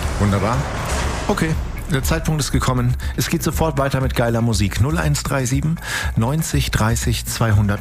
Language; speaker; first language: German; native; German